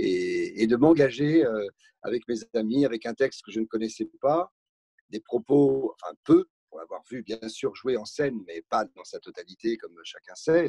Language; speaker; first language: French; native; French